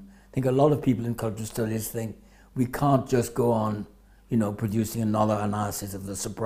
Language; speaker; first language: English; native; English